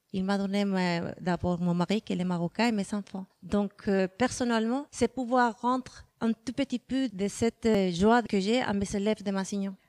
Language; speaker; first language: French; non-native, fluent; Spanish